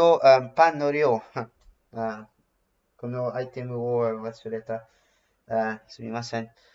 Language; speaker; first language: Japanese; non-native, learner; English